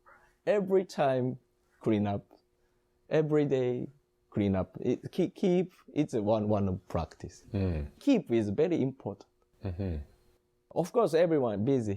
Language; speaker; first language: English; non-native, learner; Japanese